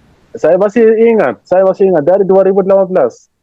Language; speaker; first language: Indonesian; non-native, fluent; Arabic